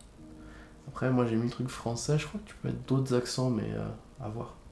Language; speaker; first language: French; native; French